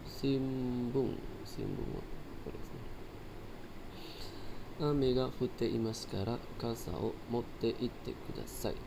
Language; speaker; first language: Japanese; non-native, learner; Indonesian